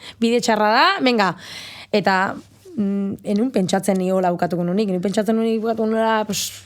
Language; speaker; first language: Basque; non-native, local second language; Spanish